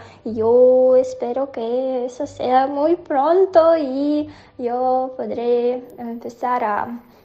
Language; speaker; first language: Spanish; non-native, fluent; Ukrainian